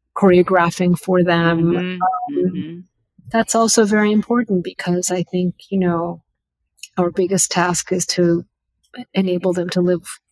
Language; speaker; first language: English; early bilingual, other home language; Bangla